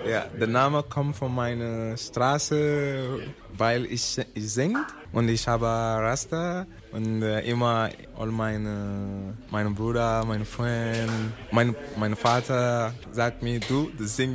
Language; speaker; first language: German; non-native, learner; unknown